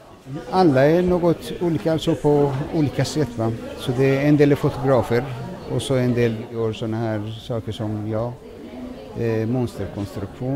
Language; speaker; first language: Swedish; non-native, fluent; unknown